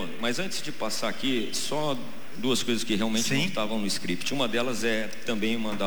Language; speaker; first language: Portuguese; native; Portuguese